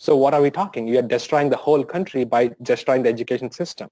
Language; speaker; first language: English; non-native, local second language; Telugu